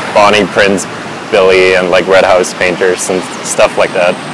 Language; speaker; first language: English; non-native, fluent; Swiss German